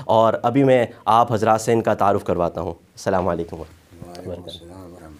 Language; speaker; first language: Urdu; native; Urdu